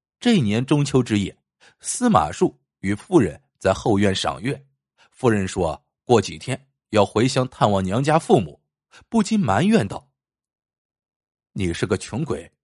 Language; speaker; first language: Chinese; native; Chinese